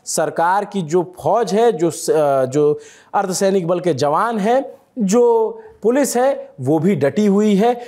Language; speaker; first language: Hindi; native; Hindi